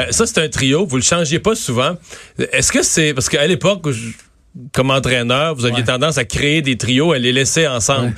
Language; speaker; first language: French; native; French